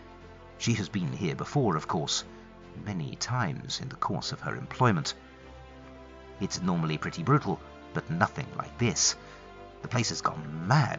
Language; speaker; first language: English; native; English